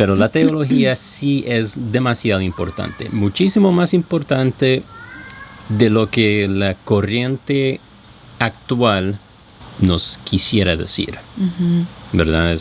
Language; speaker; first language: Spanish; non-native, fluent; English